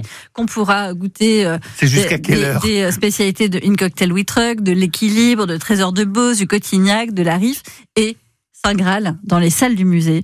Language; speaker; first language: French; native; French